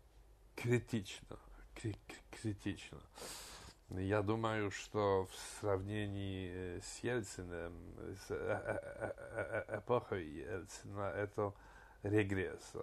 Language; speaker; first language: Russian; non-native, fluent; Polish